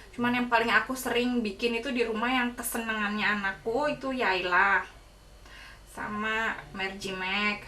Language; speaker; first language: Indonesian; native; Indonesian